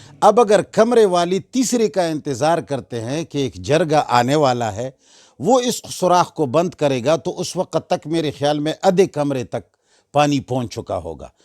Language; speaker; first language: Urdu; non-native, local second language; Pashto